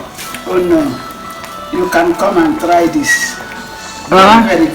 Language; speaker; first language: English; non-native, local second language; Igbo